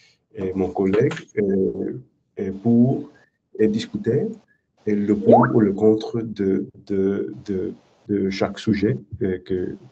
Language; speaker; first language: French; non-native, learner; English